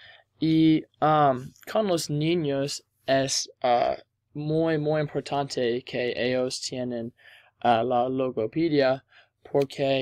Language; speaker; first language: Spanish; non-native, learner; English